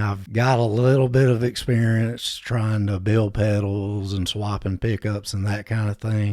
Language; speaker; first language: English; native; English